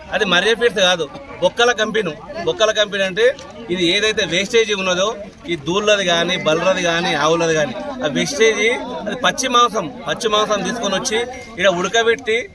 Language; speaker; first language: Telugu; native; Telugu